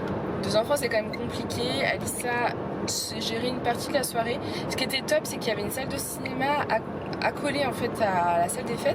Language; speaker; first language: French; native; French